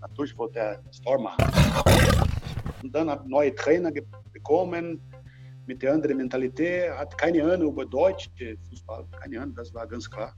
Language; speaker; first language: German; non-native, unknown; Portuguese